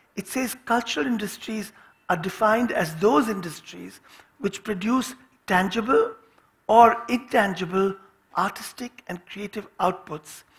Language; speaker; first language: English; non-native, local second language; Hindi